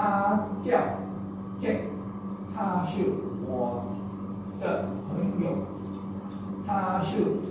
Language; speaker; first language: Chinese; non-native, learner; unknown